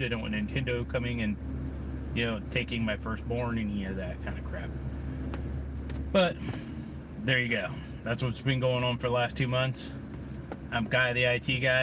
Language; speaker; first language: English; native; English